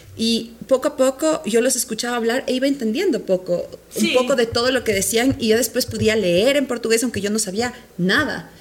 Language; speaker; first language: Spanish; native; Spanish